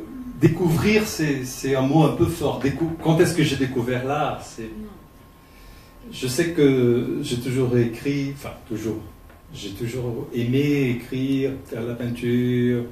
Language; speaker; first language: French; non-native, fluent; Portuguese